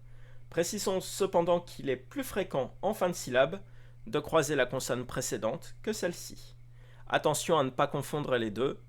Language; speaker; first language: French; native; French